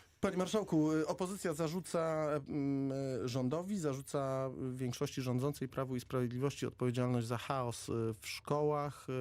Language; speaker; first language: Polish; native; Polish